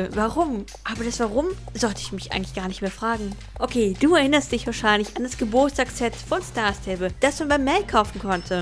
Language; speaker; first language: German; native; German